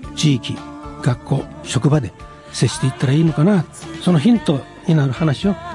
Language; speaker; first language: Japanese; native; Japanese